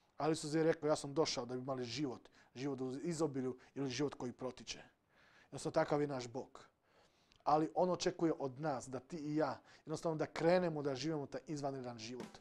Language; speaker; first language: Serbian; non-native, local second language; Slovak